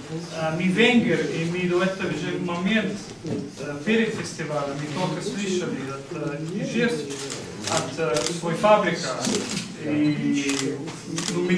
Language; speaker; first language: Russian; non-native, learner; Hungarian